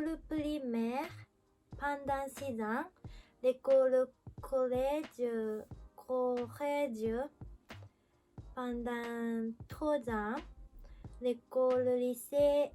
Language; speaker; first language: French; non-native, learner; Japanese